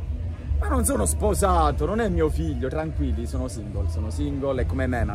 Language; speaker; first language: Italian; native; Italian